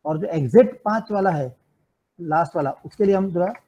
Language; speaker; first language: Hindi; non-native, local second language; Gujarati